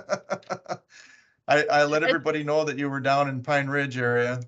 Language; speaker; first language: English; native; English